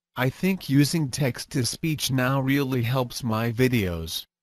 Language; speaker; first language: English; native; English